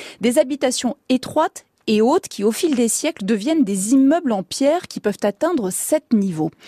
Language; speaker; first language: French; native; French